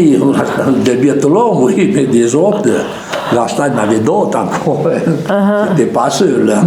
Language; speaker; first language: French; non-native, local second language; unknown